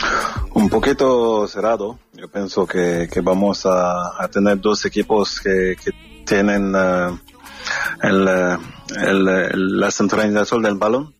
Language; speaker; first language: Spanish; non-native, fluent; French